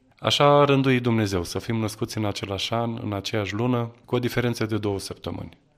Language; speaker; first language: Romanian; native; Romanian